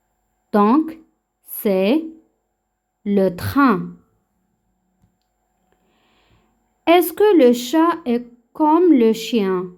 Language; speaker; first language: French; non-native, local second language; Arabic